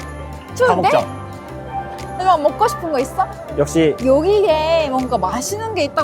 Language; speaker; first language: Korean; non-native, learner; Japanese